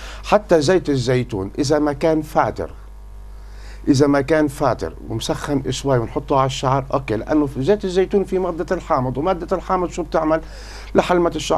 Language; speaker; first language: Arabic; native; Arabic